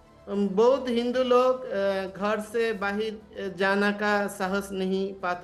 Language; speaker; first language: Hindi; non-native, learner; Bangla